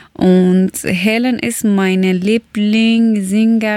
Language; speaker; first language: German; non-native, learner; Persian